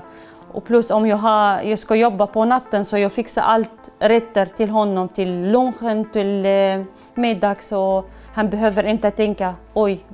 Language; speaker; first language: Swedish; non-native, learner; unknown